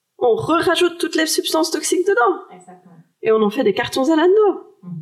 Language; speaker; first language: French; early bilingual, heritage; French